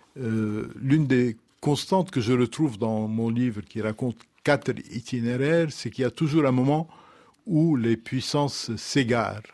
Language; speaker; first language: French; non-native, local second language; Arabic